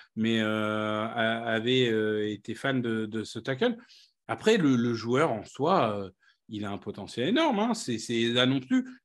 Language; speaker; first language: French; native; French